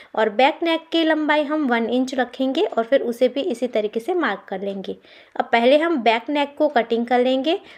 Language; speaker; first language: Hindi; non-native, local second language; Gujarati